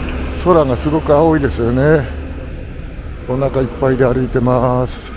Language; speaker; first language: Japanese; native; Japanese